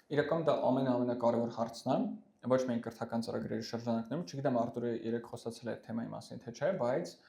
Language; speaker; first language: Armenian; early bilingual, heritage; Armenian